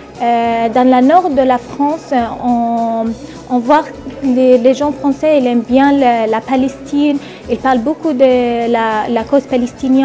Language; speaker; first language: French; non-native, fluent; Arabic